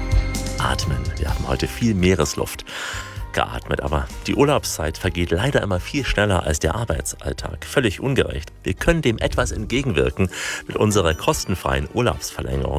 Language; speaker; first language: German; native; German